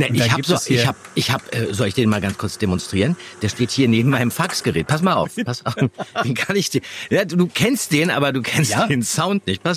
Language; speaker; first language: German; native; German